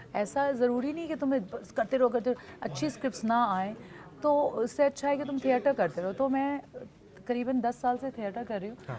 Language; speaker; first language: Hindi; non-native, local second language; Bhojpuri